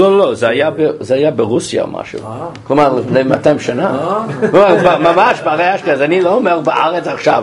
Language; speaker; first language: Hebrew; non-native, fluent; English